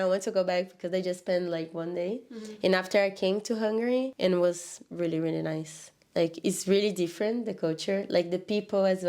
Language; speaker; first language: English; non-native, learner; Portuguese